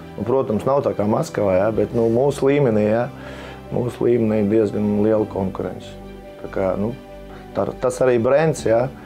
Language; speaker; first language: Latvian; non-native, local second language; Russian